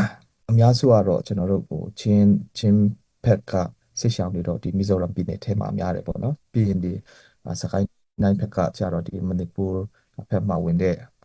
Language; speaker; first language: Burmese; non-native, local second language; Hakha Chin